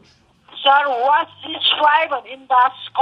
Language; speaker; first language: German; non-native, learner; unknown